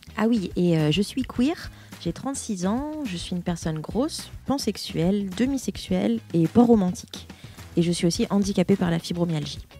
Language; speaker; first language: French; native; French